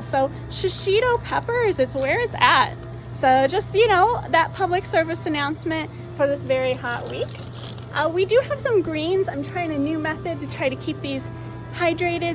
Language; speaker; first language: English; native; English